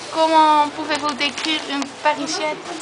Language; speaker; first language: French; non-native, learner; Dutch